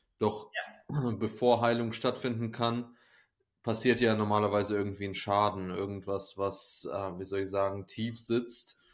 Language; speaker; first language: German; early bilingual, other home language; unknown